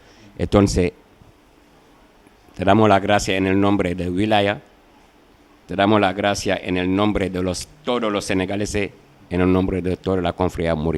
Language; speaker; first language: Spanish; non-native, fluent; Wolof